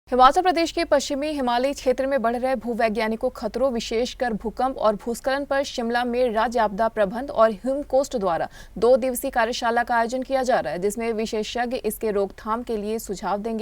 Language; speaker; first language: Hindi; native; Hindi